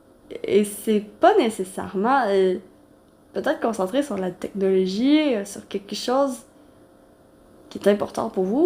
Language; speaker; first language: French; native; French